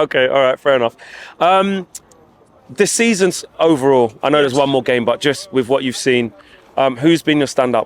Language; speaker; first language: English; native; English